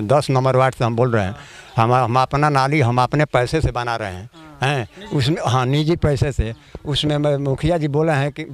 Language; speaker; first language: Hindi; native; Hindi